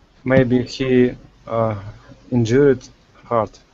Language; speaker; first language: English; non-native, learner; Russian